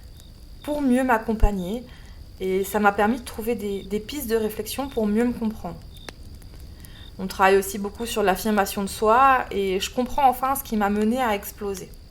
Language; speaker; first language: French; native; French